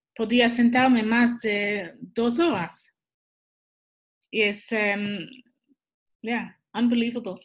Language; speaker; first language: Spanish; non-native, learner; Swiss German